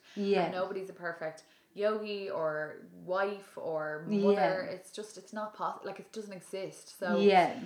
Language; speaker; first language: English; native; English